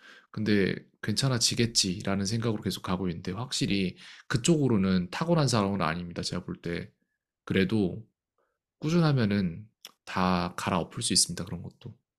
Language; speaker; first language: Korean; native; Korean